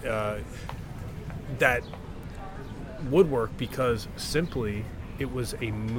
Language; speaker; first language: English; native; English